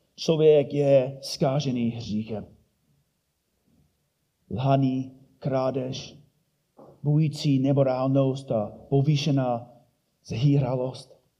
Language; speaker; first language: Czech; non-native, fluent; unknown